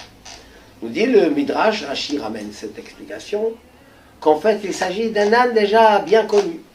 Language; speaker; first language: French; native; French